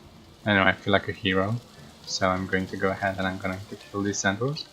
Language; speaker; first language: English; non-native, fluent; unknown